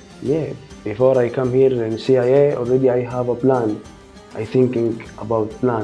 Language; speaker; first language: English; non-native, learner; Arabic